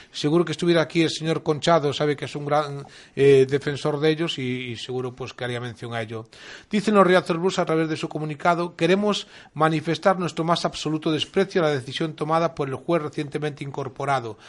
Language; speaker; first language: Spanish; native; Spanish